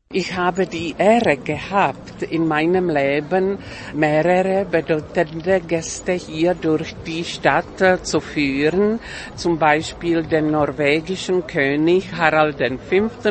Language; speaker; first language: German; non-native, fluent; Czech